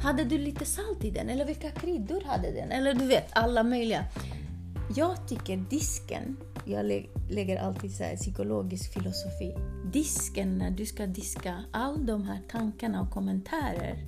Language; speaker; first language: Swedish; early bilingual, other home language; Kurdish